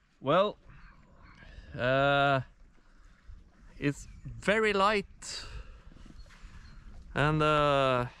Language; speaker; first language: English; non-native, fluent; Norwegian